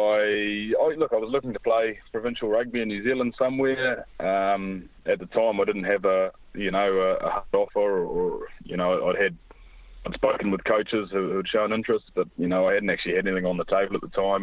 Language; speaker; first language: English; native; English